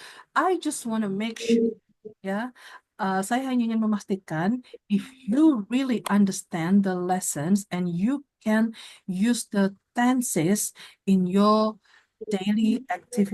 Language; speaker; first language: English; non-native, fluent; Indonesian